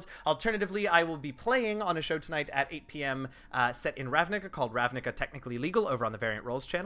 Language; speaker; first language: English; native; English